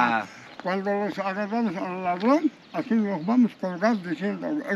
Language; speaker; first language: Spanish; native; Spanish